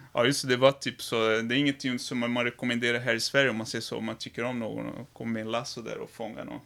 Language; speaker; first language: Swedish; non-native, fluent; Portuguese